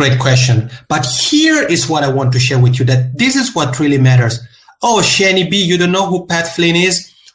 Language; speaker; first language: English; non-native, fluent; Italian